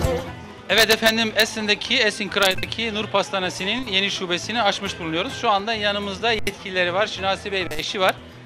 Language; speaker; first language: Turkish; native; Turkish